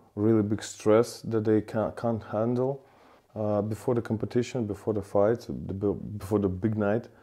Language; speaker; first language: English; non-native, fluent; Lithuanian